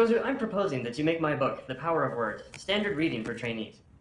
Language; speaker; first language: English; native; English